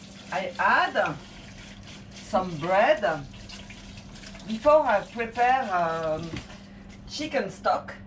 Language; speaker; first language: English; non-native, learner; French